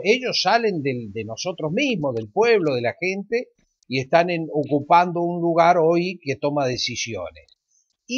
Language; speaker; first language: Spanish; native; Spanish